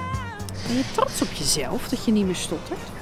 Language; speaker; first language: Dutch; native; Dutch